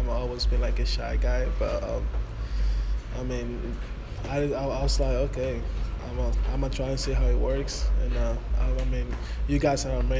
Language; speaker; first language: English; non-native, fluent; Spanish